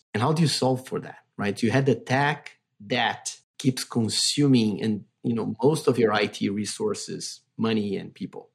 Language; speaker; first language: English; non-native, fluent; Portuguese